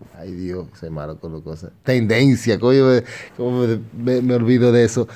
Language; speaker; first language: Spanish; early bilingual, heritage; Spanish